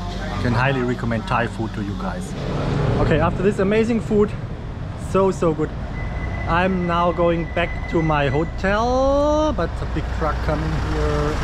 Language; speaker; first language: English; non-native, fluent; German